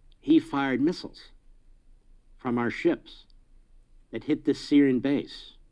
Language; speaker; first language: English; native; English